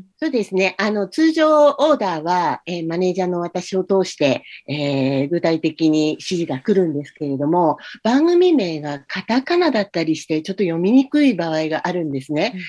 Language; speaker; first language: Japanese; non-native, fluent; English